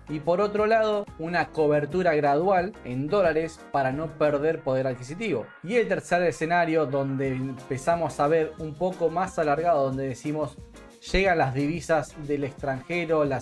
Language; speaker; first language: Spanish; native; Spanish